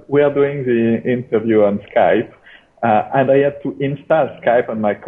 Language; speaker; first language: English; non-native, fluent; French